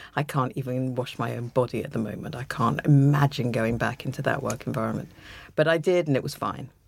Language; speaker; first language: English; native; English